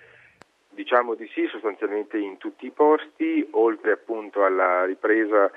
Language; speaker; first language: Italian; native; Italian